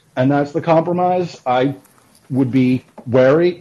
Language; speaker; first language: English; native; English